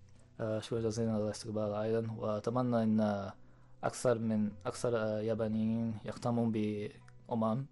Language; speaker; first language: Arabic; non-native, learner; Japanese